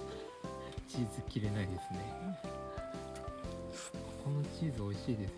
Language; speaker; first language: Japanese; native; Japanese